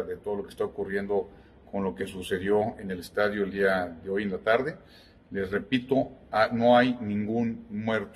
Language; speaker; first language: Spanish; native; Spanish